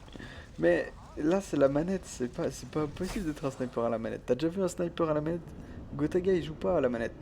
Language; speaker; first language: French; native; French